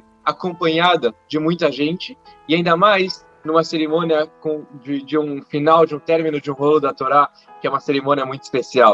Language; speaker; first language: Portuguese; native; Portuguese